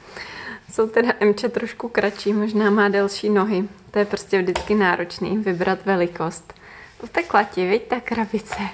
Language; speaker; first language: Czech; native; Czech